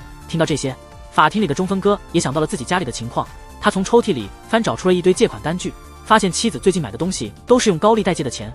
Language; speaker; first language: Chinese; native; Chinese